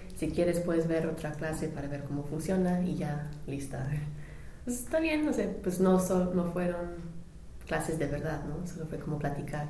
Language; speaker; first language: Spanish; non-native, fluent; English